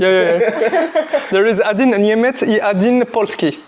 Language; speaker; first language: English; non-native, learner; French